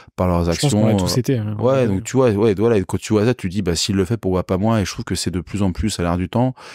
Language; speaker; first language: French; native; French